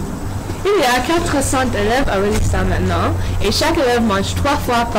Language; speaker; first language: French; non-native, learner; English